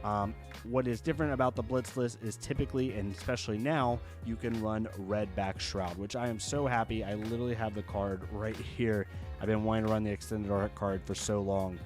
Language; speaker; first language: English; native; English